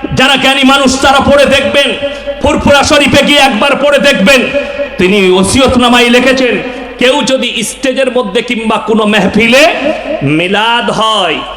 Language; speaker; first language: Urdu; non-native, local second language; Bangla